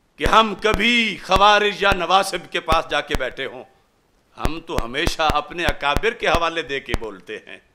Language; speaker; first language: Urdu; non-native, local second language; Punjabi